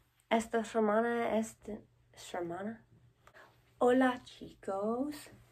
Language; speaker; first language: Spanish; non-native, learner; English